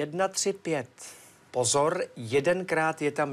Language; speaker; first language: Czech; native; Czech